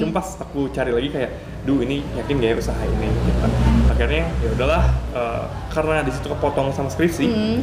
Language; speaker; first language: Indonesian; native; Indonesian